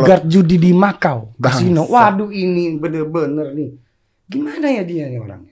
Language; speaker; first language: Indonesian; native; Indonesian